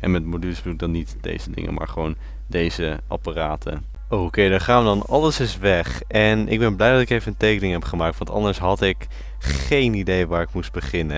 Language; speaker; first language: Dutch; native; Dutch